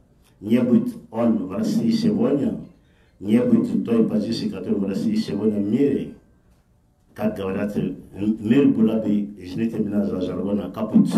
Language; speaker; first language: Russian; non-native, fluent; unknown